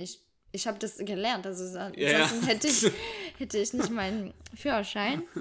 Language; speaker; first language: German; non-native, fluent; French